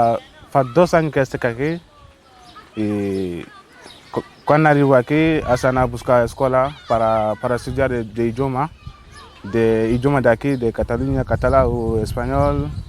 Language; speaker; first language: Spanish; non-native, learner; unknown